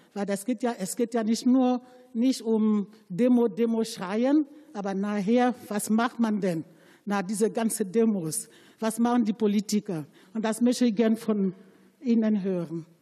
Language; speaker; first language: German; non-native, fluent; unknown